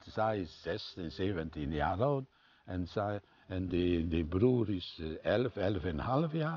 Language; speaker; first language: Dutch; non-native, fluent; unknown